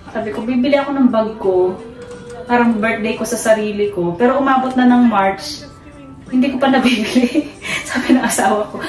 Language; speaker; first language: Filipino; native; Filipino